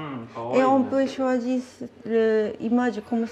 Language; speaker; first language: French; non-native, learner; Japanese